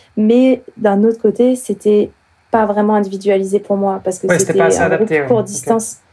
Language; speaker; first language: French; native; French